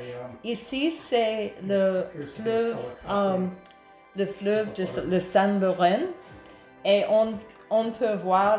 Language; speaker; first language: French; non-native, learner; English